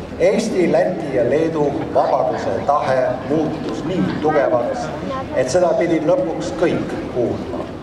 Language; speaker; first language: Estonian; early bilingual, heritage; Estonian